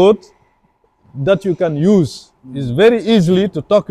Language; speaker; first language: English; non-native, learner; French